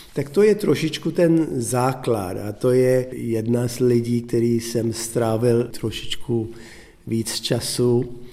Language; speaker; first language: Czech; non-native, fluent; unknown